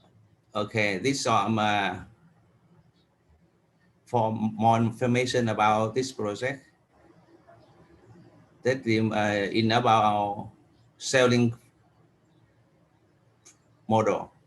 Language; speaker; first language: English; non-native, learner; Vietnamese